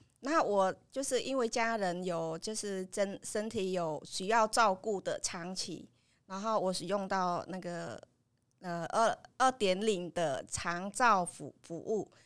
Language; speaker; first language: Chinese; non-native, fluent; Khmer